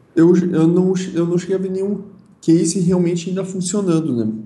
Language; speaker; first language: Portuguese; native; Portuguese